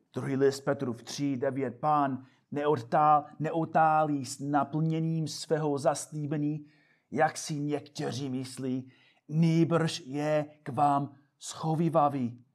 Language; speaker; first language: Czech; non-native, fluent; English